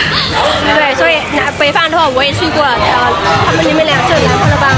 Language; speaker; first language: Chinese; non-native, learner; Lao